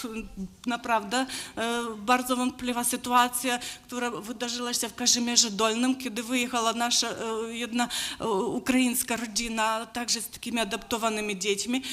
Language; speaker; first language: Polish; non-native, learner; Ukrainian